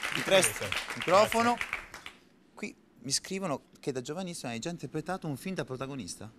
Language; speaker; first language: Italian; native; Italian